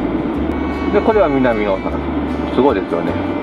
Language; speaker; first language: Japanese; native; Japanese